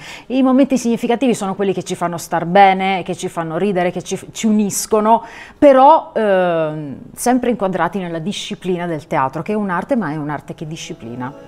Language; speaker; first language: Italian; native; Italian